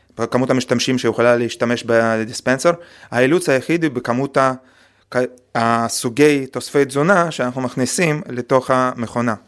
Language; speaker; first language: Hebrew; non-native, fluent; Russian